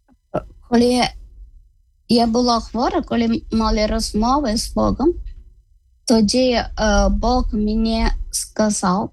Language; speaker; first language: Ukrainian; non-native, learner; Malayalam